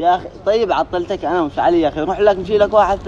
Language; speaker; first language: Arabic; native; Arabic